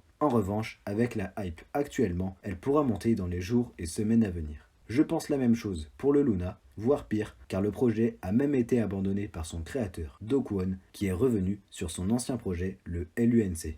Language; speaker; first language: French; native; French